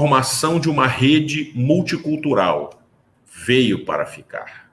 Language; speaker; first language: Portuguese; native; Portuguese